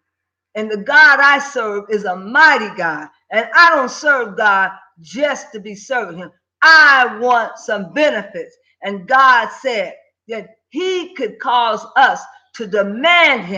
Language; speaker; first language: English; native; English